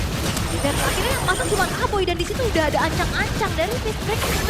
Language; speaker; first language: Indonesian; native; Indonesian